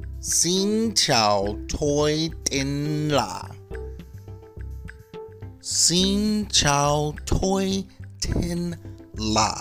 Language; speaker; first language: Vietnamese; non-native, learner; English